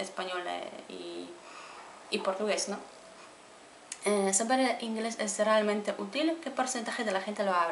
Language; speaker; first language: Spanish; non-native, fluent; Polish